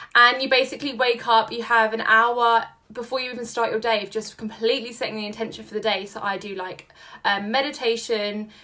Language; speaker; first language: English; native; English